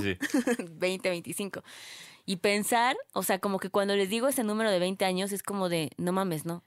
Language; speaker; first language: Spanish; native; Spanish